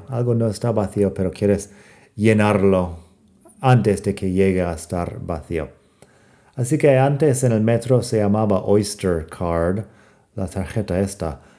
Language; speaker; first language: Spanish; non-native, fluent; English